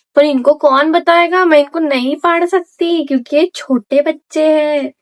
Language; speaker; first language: Hindi; non-native, local second language; Marathi